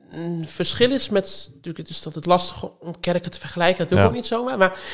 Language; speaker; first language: Dutch; native; Dutch